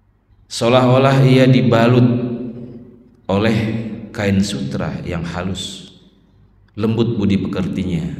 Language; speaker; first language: Indonesian; native; Indonesian